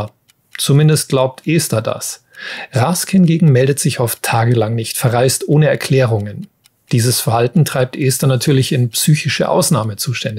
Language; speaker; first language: German; native; German